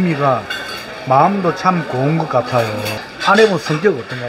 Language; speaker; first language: Korean; native; Korean